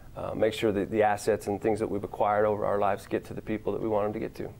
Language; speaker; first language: English; native; English